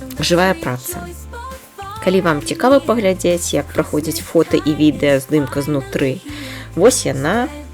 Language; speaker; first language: Belarusian; non-native, local second language; Russian